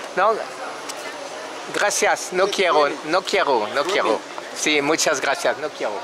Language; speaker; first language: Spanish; non-native, learner; French